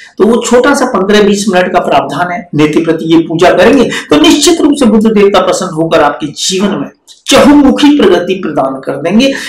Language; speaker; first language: Hindi; native; Hindi